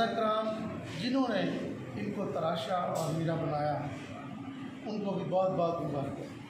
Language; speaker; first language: Urdu; non-native, local second language; Punjabi